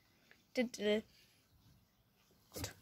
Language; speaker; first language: German; native; German